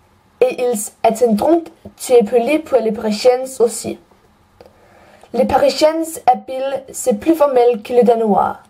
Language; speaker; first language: French; non-native, learner; Danish